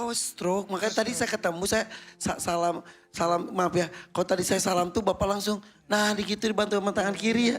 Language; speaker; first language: Indonesian; native; Indonesian